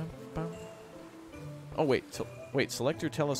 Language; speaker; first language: English; native; English